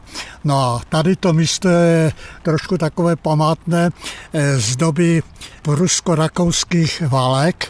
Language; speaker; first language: Czech; native; Czech